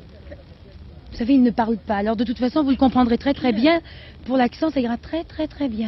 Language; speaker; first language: French; native; French